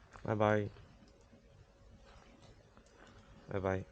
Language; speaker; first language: English; non-native, local second language; Chinese